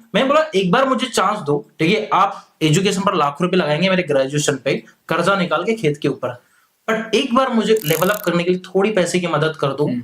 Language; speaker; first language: Hindi; non-native, local second language; Marathi